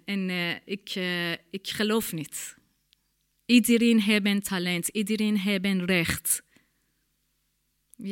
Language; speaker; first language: Dutch; non-native, learner; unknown